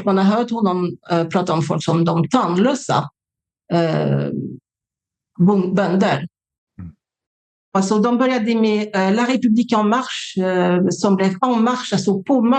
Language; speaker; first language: Swedish; non-native, fluent; French